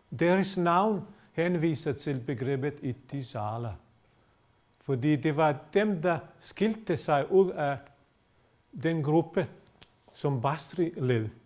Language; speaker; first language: Danish; non-native, fluent; Bosnian